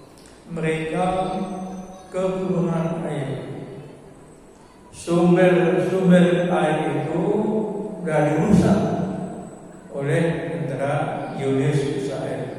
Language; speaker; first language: Indonesian; native; Indonesian